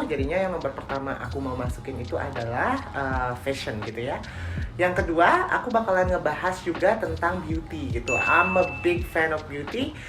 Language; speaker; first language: Indonesian; non-native, local second language; Balinese